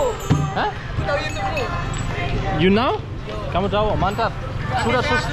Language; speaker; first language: Indonesian; non-native, learner; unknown